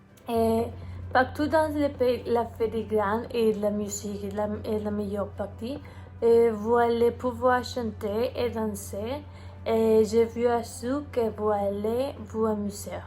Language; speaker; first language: French; non-native, learner; Spanish